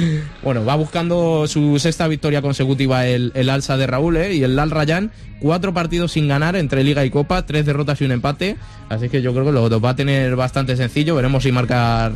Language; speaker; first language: Spanish; native; Spanish